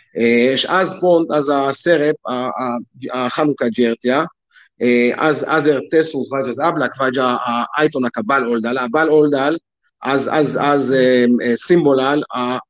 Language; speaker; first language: Hungarian; non-native, learner; Hebrew